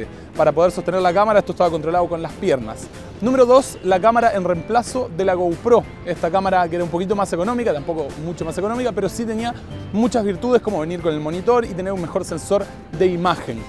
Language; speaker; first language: Spanish; native; Spanish